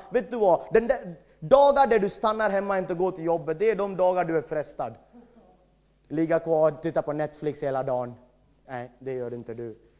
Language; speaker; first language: Swedish; non-native, fluent; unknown